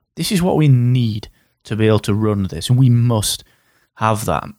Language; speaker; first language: English; native; English